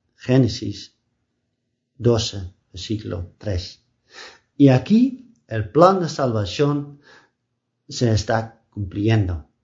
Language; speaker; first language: Spanish; non-native, learner; Dutch